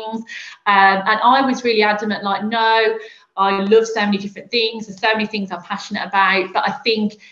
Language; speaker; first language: English; native; English